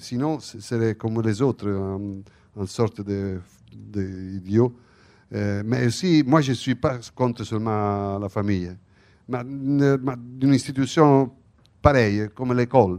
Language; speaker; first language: French; non-native, fluent; Italian